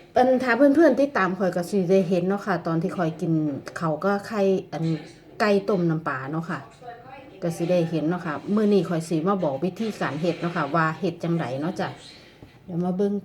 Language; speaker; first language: Thai; non-native, local second language; Northeastern Thai